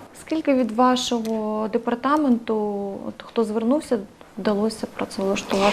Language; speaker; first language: Ukrainian; native; Ukrainian